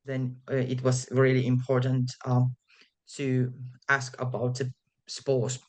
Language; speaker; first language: English; non-native, fluent; Finnish